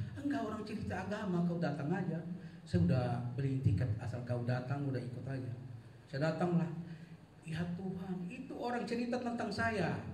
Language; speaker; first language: Indonesian; non-native, local second language; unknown